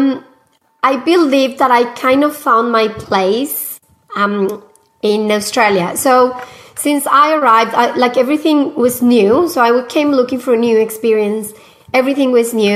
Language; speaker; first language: English; non-native, fluent; Spanish